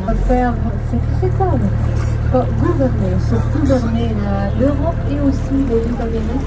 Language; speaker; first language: French; non-native, local second language; Dutch